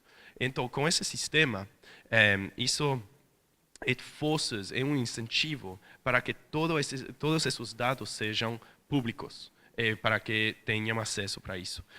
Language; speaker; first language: Portuguese; non-native, fluent; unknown